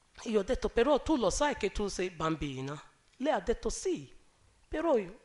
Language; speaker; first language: Italian; non-native, learner; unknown